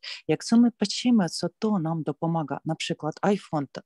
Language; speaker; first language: Polish; non-native, learner; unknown